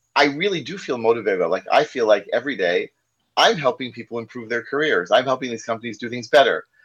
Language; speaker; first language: English; native; English